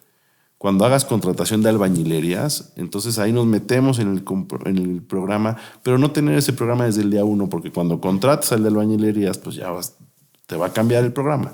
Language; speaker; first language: Spanish; native; Spanish